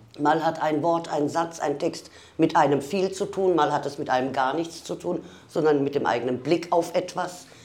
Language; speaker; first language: German; early bilingual, other home language; Turkish